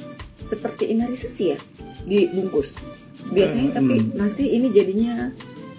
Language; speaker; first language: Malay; non-native, learner; Japanese